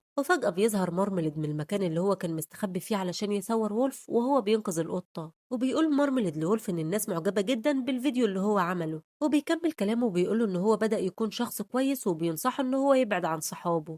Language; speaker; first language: Arabic; native; Arabic